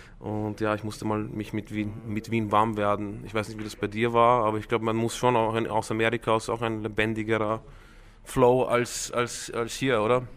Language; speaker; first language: German; early bilingual, other home language; Croatian